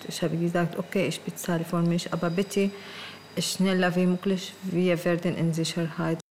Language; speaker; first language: German; non-native, learner; Arabic